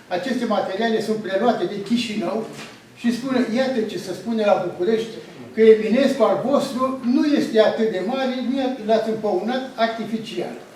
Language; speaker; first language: Romanian; native; Romanian